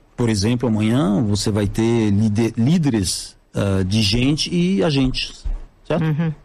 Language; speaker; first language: Portuguese; non-native, fluent; French